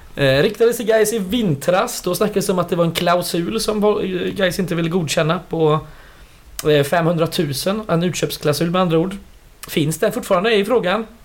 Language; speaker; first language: Swedish; native; Swedish